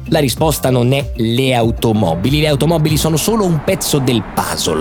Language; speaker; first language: Italian; native; Italian